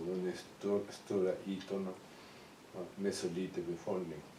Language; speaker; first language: Swedish; non-native, learner; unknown